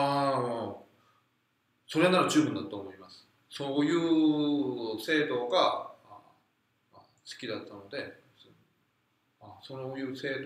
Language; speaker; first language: Japanese; non-native, fluent; Korean